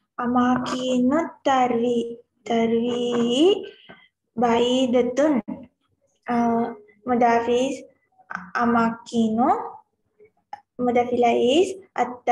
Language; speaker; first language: Arabic; non-native, learner; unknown